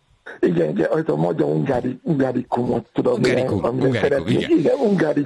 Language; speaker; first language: Hungarian; non-native, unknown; Yoruba